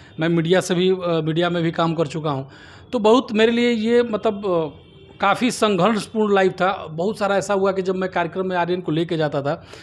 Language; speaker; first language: Hindi; native; Hindi